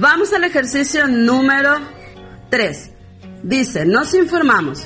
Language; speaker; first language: Spanish; native; Spanish